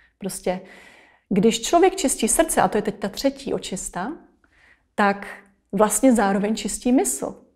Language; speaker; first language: Czech; native; Czech